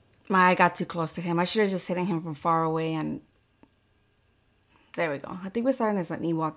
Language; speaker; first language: English; native; English